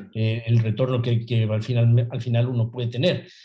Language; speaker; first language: Spanish; native; Spanish